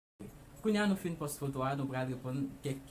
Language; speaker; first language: French; non-native, learner; Haitian Creole